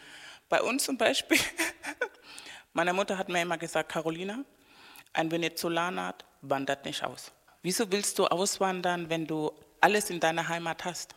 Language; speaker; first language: German; non-native, fluent; Spanish